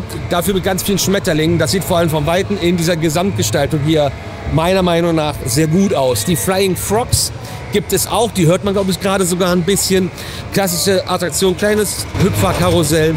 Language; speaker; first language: German; native; German